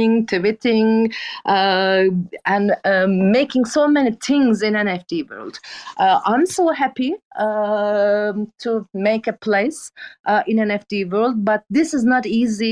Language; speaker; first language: English; non-native, fluent; Turkish